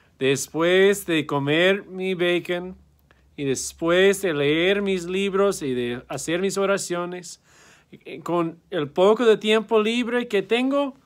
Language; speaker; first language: Spanish; non-native, fluent; English